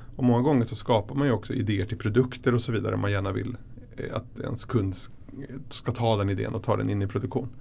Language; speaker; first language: Swedish; early bilingual, other home language; Spanish